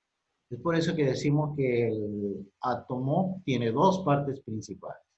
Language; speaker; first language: Spanish; native; Spanish